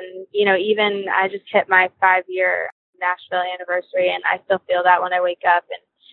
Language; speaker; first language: English; native; English